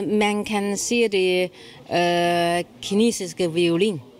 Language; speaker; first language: Danish; non-native, learner; Chinese